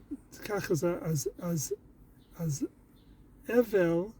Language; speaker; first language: Hebrew; non-native, fluent; English